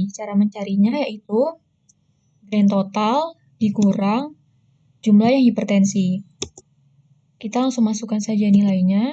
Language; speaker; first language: Indonesian; native; Indonesian